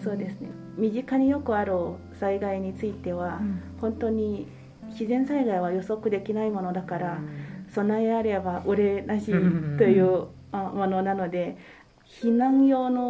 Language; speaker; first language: Japanese; non-native, fluent; Chinese